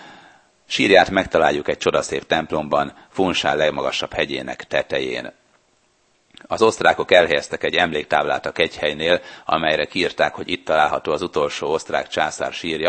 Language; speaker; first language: Hungarian; native; Hungarian